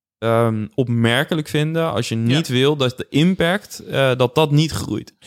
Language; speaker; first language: Dutch; native; Dutch